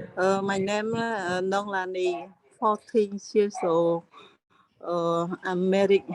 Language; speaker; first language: English; non-native, learner; Khmer